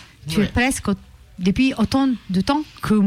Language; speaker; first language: French; native; French